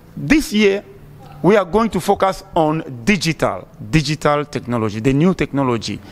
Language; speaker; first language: English; non-native, fluent; Swahili